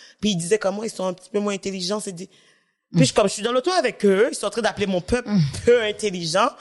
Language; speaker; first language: French; native; French